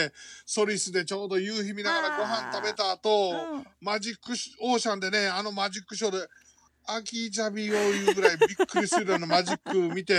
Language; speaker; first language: Japanese; native; Japanese